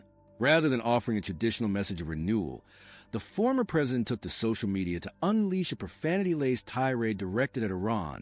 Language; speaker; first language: English; native; English